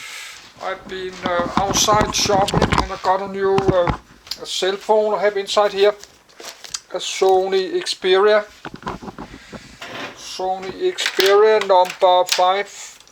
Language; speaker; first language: English; non-native, learner; Danish